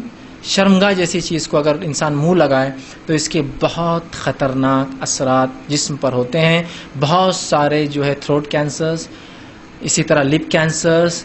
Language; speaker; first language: Urdu; native; Urdu